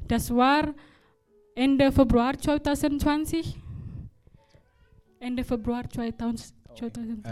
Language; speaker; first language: German; non-native, learner; Indonesian